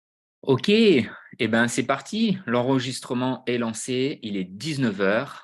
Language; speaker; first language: French; native; French